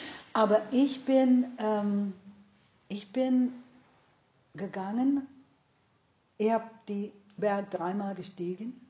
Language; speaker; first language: German; non-native, fluent; English